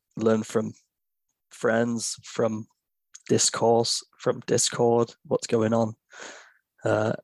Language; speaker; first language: English; native; English